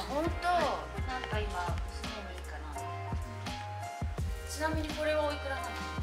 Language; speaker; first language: Japanese; native; Japanese